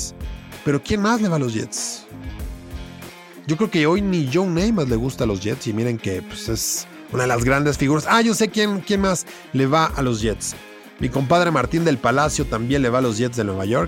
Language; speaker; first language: Spanish; native; Spanish